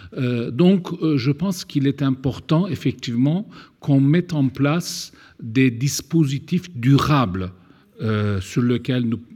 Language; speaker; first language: French; non-native, fluent; Turkish